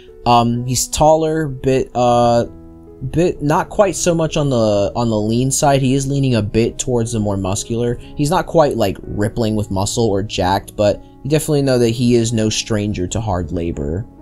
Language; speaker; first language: English; native; English